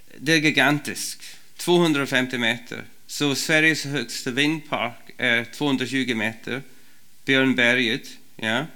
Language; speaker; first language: Swedish; non-native, learner; English